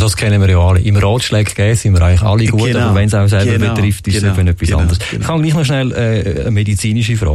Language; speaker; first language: German; native; German